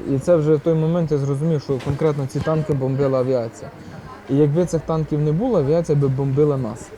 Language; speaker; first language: Ukrainian; native; Ukrainian